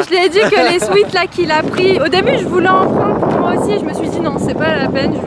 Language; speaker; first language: French; native; French